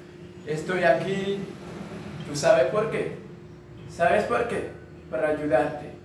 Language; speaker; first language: Spanish; non-native, fluent; Haitian Creole